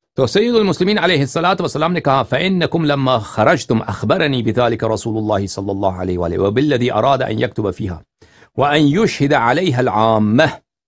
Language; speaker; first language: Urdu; non-native, fluent; Persian